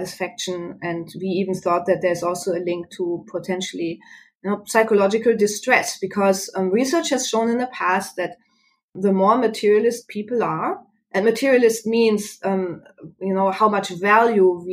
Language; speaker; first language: English; non-native, fluent; German